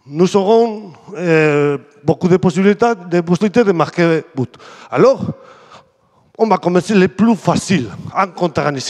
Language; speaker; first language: French; non-native, fluent; Spanish